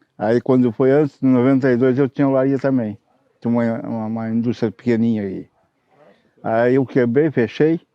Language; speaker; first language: Portuguese; non-native, local second language; Low German